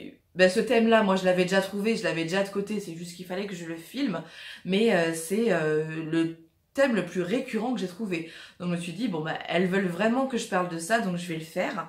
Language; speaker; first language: French; native; French